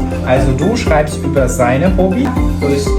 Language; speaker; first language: German; non-native, fluent; Kyrgyz